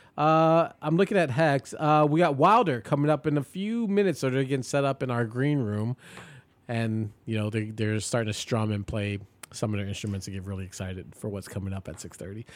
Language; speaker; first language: English; native; English